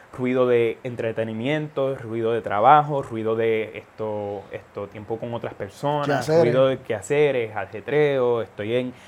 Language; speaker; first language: Spanish; early bilingual, heritage; Spanish